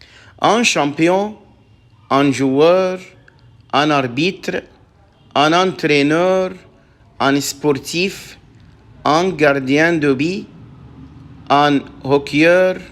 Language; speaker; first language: French; non-native, fluent; Arabic